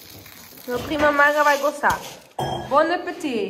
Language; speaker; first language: Portuguese; non-native, learner; Dutch